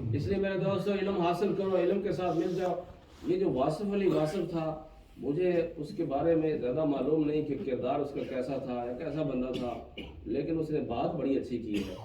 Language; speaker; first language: Urdu; non-native, local second language; Punjabi